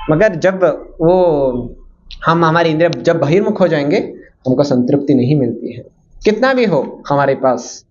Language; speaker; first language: Hindi; non-native, local second language; Kannada